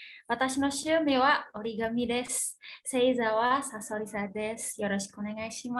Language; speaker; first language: Japanese; non-native, fluent; Indonesian